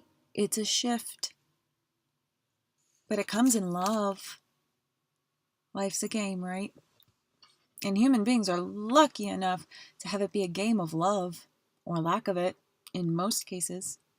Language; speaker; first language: English; native; English